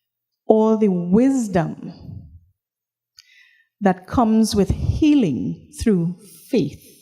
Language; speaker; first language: English; native; English